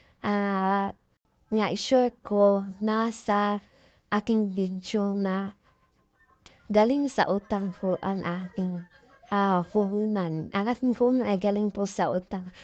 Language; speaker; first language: Filipino; non-native, local second language; Cebuano